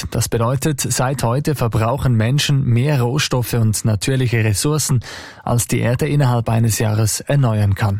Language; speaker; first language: German; native; German